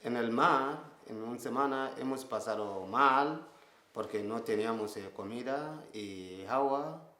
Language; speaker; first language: Spanish; non-native, learner; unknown